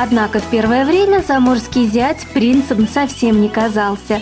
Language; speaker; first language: Russian; native; Russian